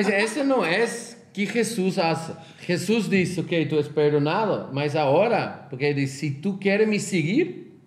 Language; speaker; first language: Spanish; non-native, fluent; Portuguese